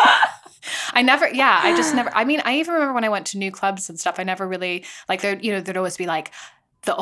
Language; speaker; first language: English; native; English